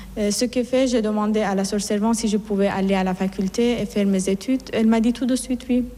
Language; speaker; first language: French; non-native, fluent; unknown